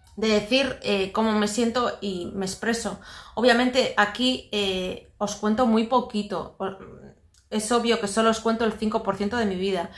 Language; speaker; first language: Spanish; non-native, local second language; Basque